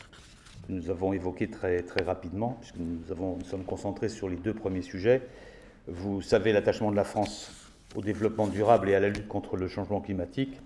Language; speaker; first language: French; native; French